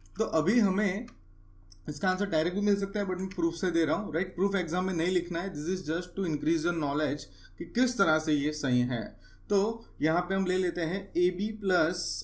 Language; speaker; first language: Hindi; non-native, local second language; Gujarati